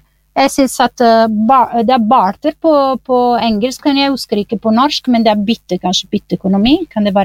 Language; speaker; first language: Norwegian; non-native, fluent; Italian